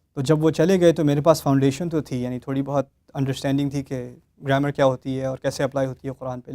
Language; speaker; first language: Urdu; early bilingual, heritage; Urdu